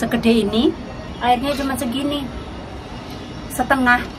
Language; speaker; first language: Indonesian; native; Indonesian